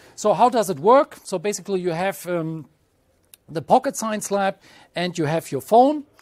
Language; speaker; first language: English; non-native, fluent; German